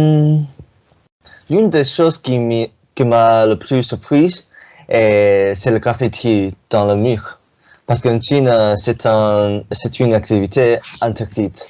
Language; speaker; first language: French; non-native, learner; Chinese